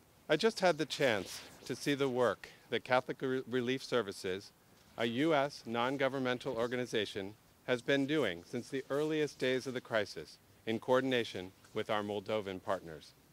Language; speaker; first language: English; native; English